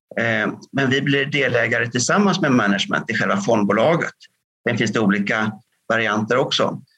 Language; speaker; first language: Swedish; native; Swedish